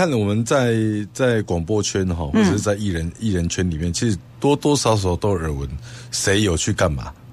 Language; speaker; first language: Chinese; native; Chinese